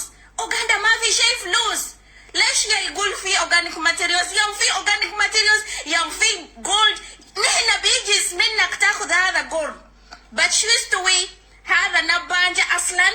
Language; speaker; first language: Arabic; non-native, learner; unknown